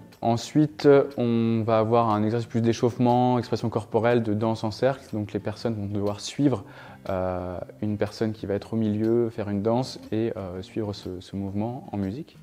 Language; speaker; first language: French; native; French